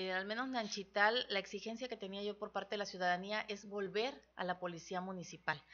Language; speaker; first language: Spanish; native; Spanish